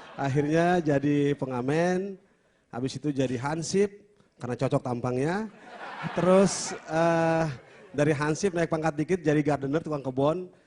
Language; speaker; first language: Indonesian; native; Indonesian